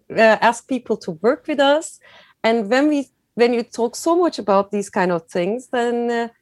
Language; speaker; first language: English; non-native, fluent; Turkish